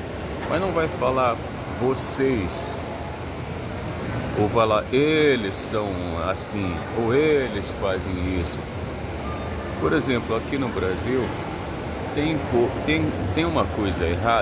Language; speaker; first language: Portuguese; non-native, fluent; Arabic